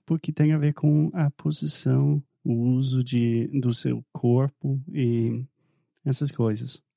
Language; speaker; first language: Portuguese; non-native, fluent; English